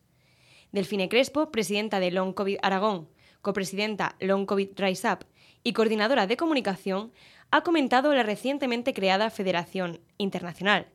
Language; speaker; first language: Spanish; native; Spanish